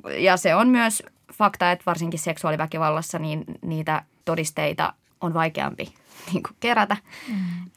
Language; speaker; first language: Finnish; native; Finnish